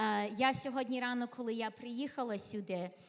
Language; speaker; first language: Ukrainian; early bilingual, heritage; Ukrainian